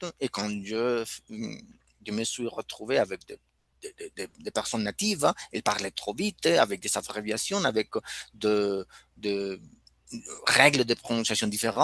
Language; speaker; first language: French; non-native, fluent; Spanish